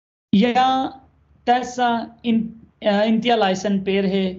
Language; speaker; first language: Finnish; non-native, learner; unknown